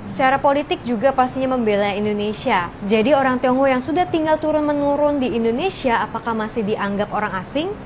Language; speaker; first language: Indonesian; native; Indonesian